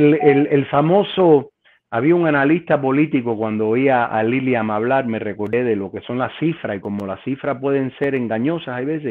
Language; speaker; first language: Spanish; native; Spanish